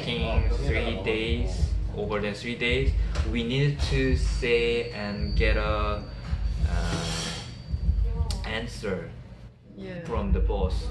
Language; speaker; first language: English; non-native, learner; Korean